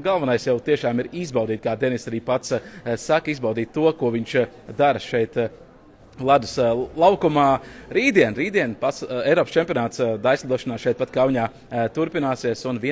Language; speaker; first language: Latvian; native; Latvian